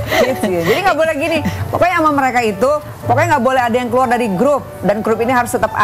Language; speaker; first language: Indonesian; native; Indonesian